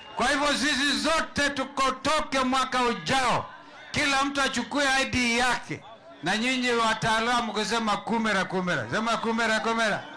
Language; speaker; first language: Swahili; non-native, local second language; Kamba